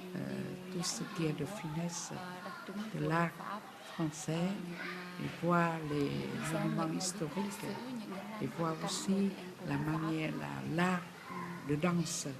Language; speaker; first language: French; non-native, fluent; Vietnamese